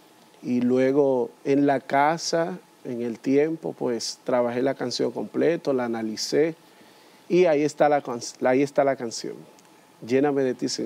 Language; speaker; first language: Spanish; native; Spanish